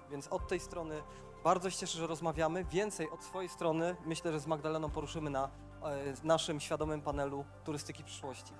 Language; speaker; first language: Polish; native; Polish